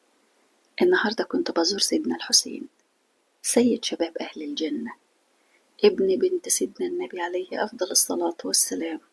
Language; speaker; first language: Arabic; native; Arabic